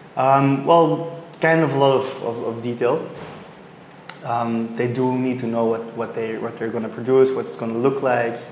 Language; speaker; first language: English; non-native, fluent; Dutch